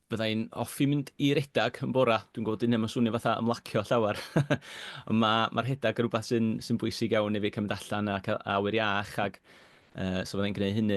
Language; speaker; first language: Welsh; native; Welsh